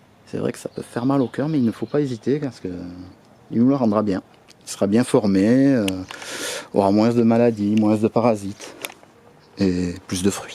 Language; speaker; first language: French; native; French